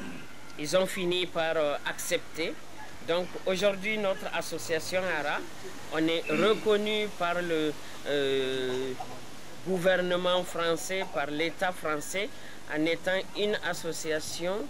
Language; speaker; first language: French; non-native, local second language; Hausa